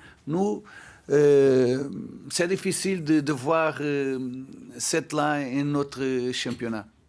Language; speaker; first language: French; non-native, fluent; Portuguese